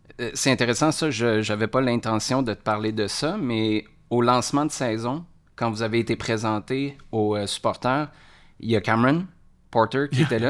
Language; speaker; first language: French; native; French